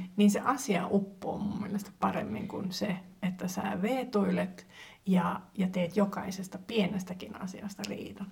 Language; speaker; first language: Finnish; non-native, local second language; Swedish